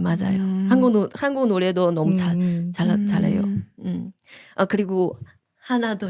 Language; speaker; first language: Korean; non-native, learner; Chinese